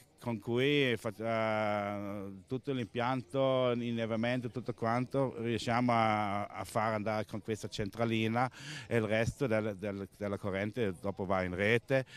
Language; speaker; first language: Italian; non-native, local second language; German